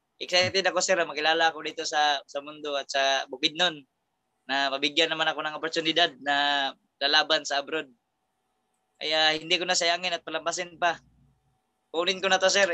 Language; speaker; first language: Filipino; non-native, local second language; Cebuano